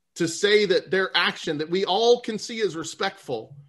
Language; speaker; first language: English; native; English